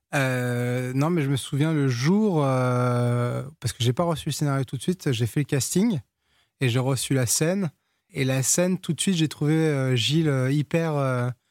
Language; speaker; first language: French; early bilingual, other home language; Portuguese